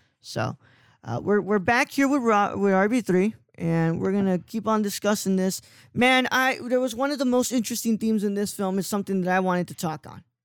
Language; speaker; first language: English; native; English